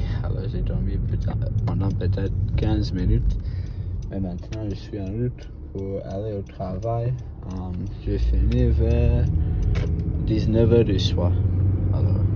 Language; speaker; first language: French; non-native, fluent; English